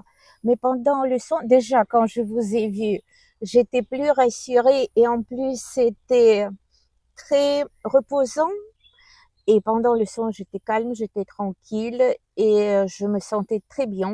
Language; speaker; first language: French; non-native, learner; Russian